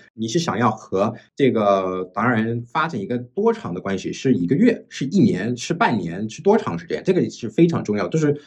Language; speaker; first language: Chinese; non-native, fluent; English